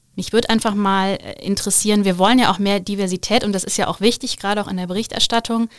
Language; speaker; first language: German; native; German